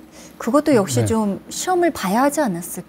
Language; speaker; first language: Korean; native; Korean